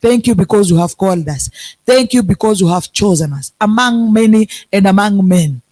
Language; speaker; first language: English; non-native, local second language; Swahili